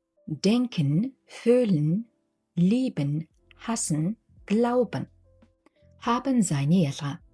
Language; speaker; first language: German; non-native, fluent; Mongolian